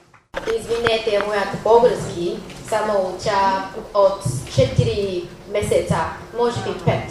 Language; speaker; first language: Bulgarian; non-native, learner; Chinese